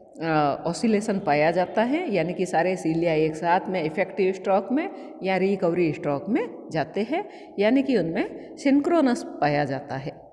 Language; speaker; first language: Hindi; native; Hindi